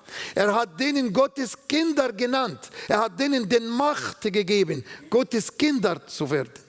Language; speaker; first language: German; non-native, learner; Arabic